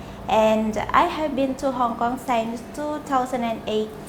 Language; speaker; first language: English; non-native, learner; Indonesian